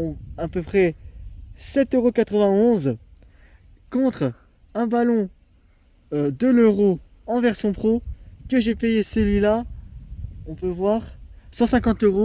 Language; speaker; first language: French; native; French